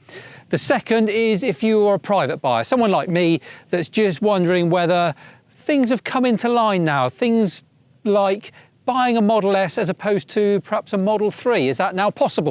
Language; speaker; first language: English; native; English